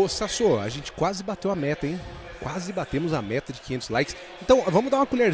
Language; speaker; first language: Portuguese; native; Portuguese